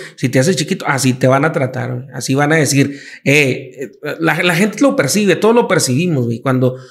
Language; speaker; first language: Spanish; native; Spanish